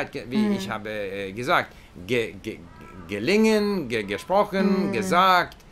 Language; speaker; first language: German; non-native, learner; English